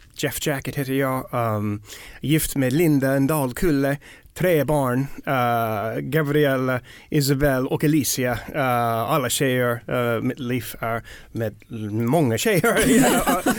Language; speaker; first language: Swedish; non-native, learner; English